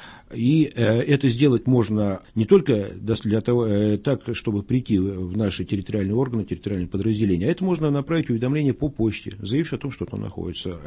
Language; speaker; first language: Russian; native; Russian